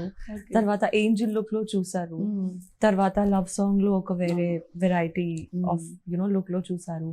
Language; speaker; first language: Telugu; non-native, learner; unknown